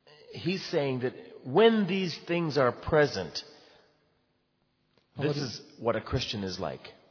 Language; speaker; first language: English; native; English